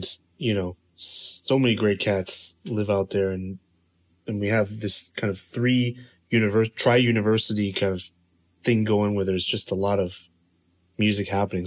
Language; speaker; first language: English; native; English